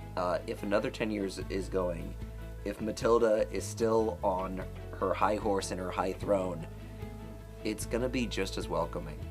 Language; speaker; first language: English; native; English